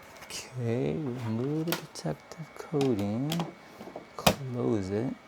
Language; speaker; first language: English; native; English